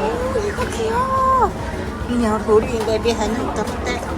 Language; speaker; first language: Korean; non-native, learner; Mongolian